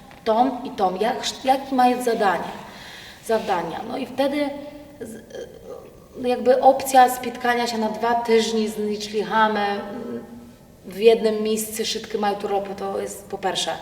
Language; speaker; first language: Polish; non-native, local second language; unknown